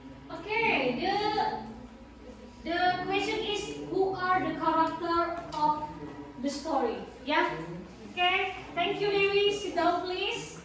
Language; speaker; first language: English; non-native, local second language; Indonesian